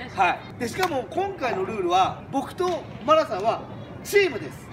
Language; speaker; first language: Japanese; native; Japanese